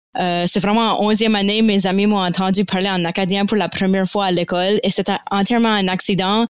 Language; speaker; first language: French; native; French